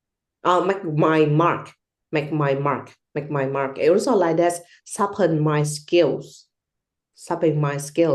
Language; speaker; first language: English; non-native, learner; Vietnamese